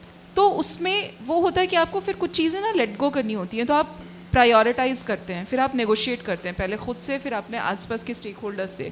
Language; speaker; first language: Hindi; native; Hindi